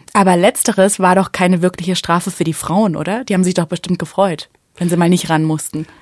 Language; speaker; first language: German; non-native, fluent; English